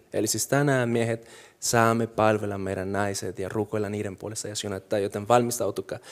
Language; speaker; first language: Finnish; non-native, fluent; Spanish